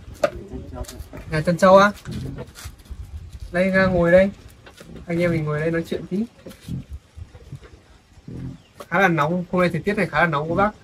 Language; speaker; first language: Vietnamese; native; Vietnamese